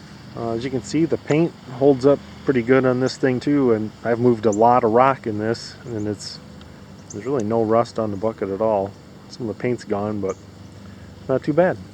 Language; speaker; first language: English; native; English